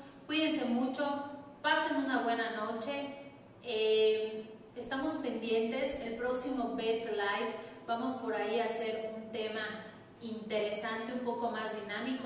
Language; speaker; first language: Spanish; native; Spanish